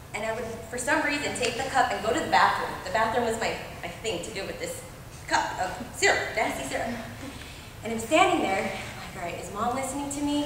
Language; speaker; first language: English; native; English